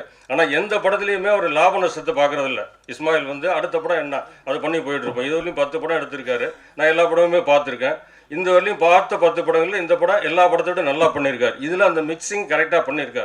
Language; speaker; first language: Tamil; native; Tamil